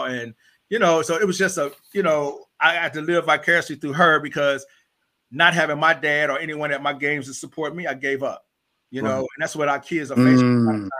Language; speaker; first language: English; native; English